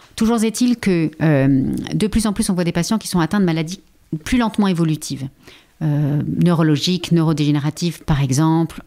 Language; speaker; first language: French; native; French